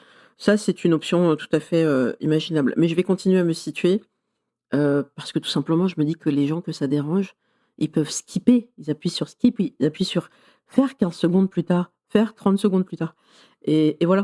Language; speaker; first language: French; native; French